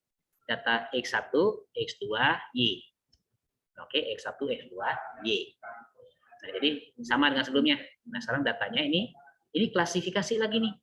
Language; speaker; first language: Indonesian; native; Indonesian